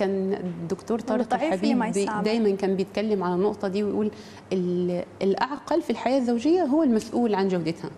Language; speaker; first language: Arabic; native; Arabic